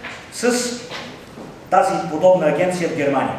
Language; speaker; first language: Bulgarian; native; Bulgarian